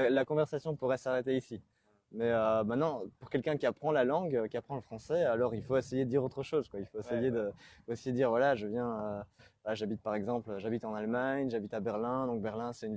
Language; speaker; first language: French; native; French